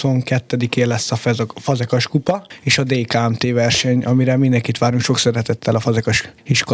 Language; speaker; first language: Hungarian; native; Hungarian